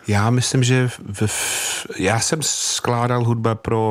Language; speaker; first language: Czech; non-native, fluent; English